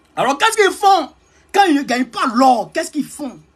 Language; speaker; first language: French; non-native, local second language; Dyula